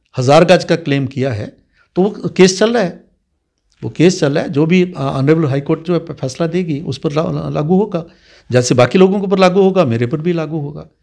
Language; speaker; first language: Hindi; non-native, local second language; Dogri